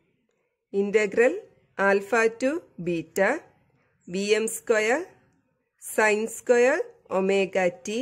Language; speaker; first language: English; non-native, local second language; Malayalam